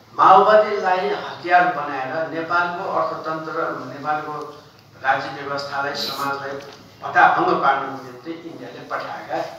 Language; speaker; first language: Nepali; non-native, local second language; Newari